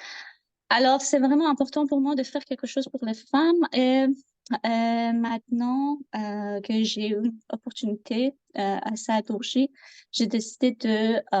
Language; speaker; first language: French; non-native, learner; Persian